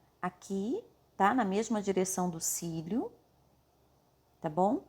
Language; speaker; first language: Portuguese; native; Portuguese